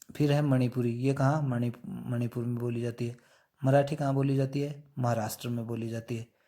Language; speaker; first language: Hindi; native; Hindi